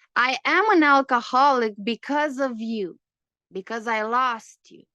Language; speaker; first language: English; non-native, fluent; Romanian